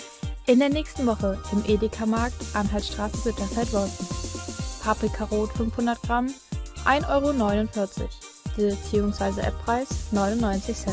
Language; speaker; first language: German; native; German